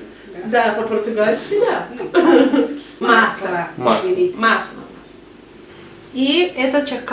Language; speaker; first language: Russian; non-native, learner; Portuguese